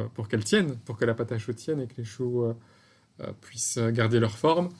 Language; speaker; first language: French; native; French